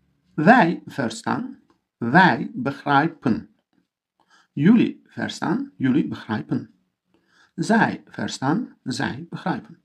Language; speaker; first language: Dutch; non-native, fluent; Turkish